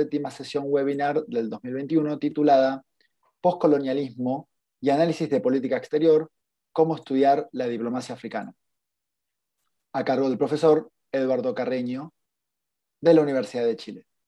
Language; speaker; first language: Spanish; native; Spanish